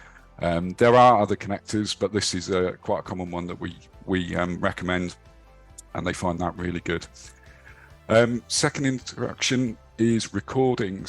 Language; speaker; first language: English; native; English